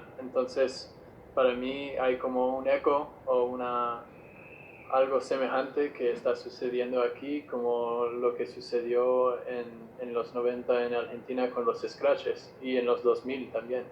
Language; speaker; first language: Spanish; non-native, fluent; English